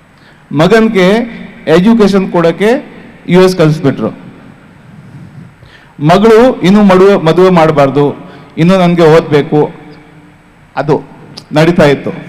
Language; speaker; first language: Kannada; non-native, fluent; Hindi